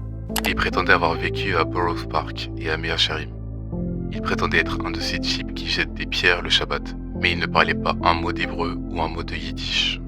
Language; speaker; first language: French; native; French